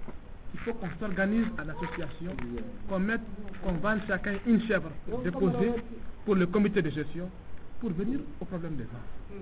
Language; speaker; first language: French; non-native, local second language; Tamasheq